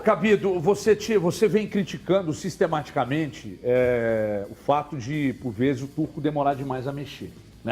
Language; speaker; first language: Portuguese; native; Portuguese